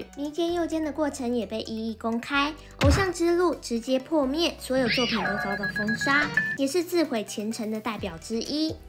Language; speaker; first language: Chinese; native; Chinese